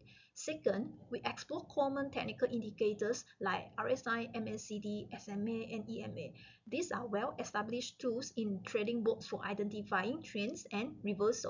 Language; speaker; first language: English; non-native, local second language; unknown